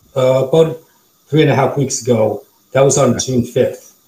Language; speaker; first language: English; non-native, fluent; German